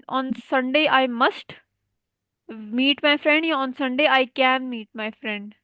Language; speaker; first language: English; non-native, fluent; Hindi